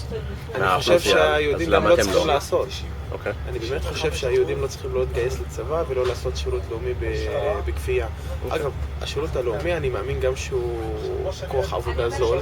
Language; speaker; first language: Hebrew; non-native, local second language; Arabic